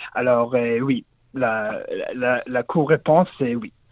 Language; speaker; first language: French; non-native, learner; Hebrew